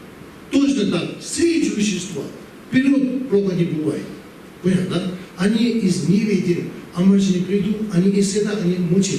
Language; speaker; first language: Russian; non-native, learner; Tibetan